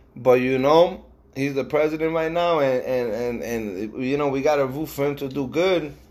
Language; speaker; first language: English; early bilingual, other home language; Spanish